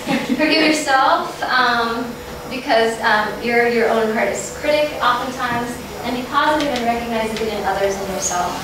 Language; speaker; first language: English; native; English